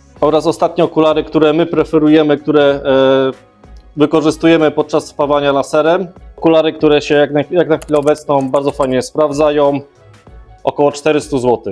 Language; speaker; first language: Polish; native; Polish